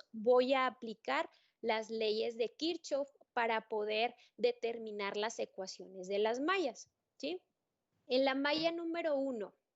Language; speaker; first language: Spanish; native; Spanish